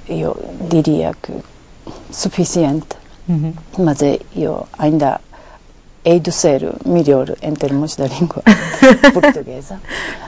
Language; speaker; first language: Portuguese; non-native, fluent; Japanese